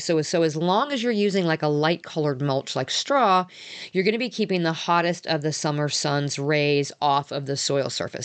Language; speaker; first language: English; native; English